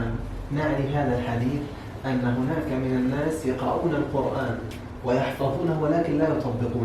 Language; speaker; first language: Arabic; native; Arabic